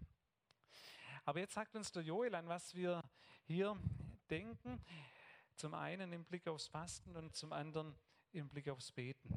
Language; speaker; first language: German; native; German